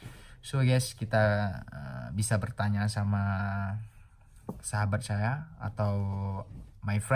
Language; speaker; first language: Indonesian; non-native, local second language; Achinese